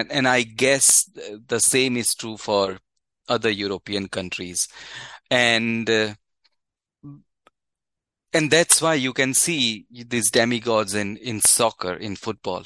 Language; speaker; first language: English; non-native, local second language; Gujarati